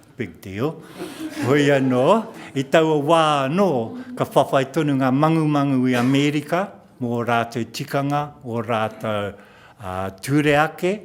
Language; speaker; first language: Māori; non-native, local second language; English